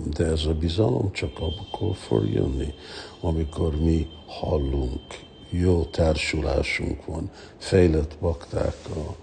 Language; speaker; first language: Hungarian; early bilingual, heritage; Hungarian